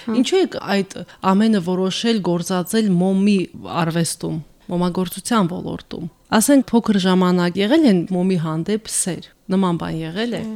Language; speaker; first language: Armenian; native; Armenian